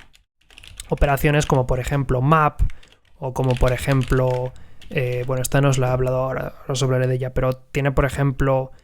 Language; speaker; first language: Spanish; native; Spanish